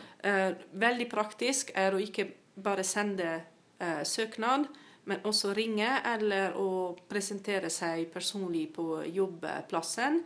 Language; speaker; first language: Norwegian; non-native, fluent; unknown